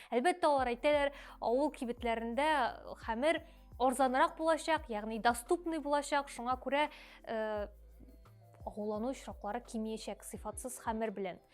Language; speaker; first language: Tatar; native; Tatar